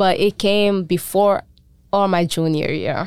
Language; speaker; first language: English; non-native, fluent; Mandingo